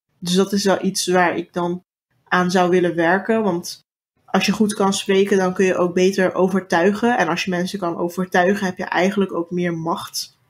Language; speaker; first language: Dutch; early bilingual, other home language; Turkish